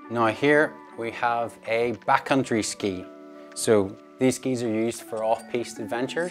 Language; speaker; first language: English; native; English